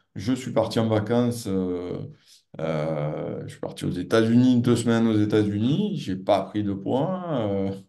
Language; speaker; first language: French; native; French